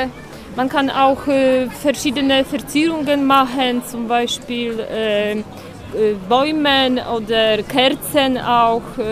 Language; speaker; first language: German; non-native, fluent; Polish